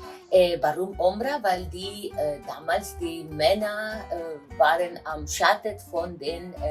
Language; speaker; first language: German; non-native, fluent; Italian